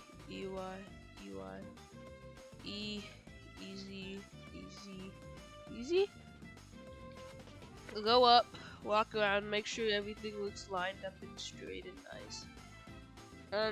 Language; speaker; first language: English; native; English